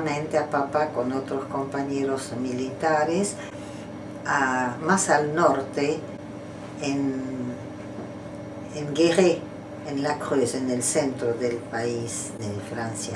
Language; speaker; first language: Spanish; non-native, fluent; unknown